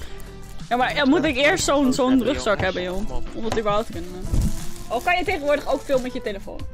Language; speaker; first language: Dutch; native; Dutch